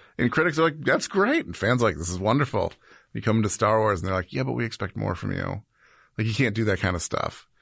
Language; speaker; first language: English; native; English